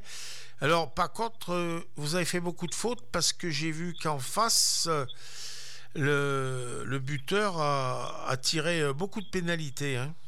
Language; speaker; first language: French; native; French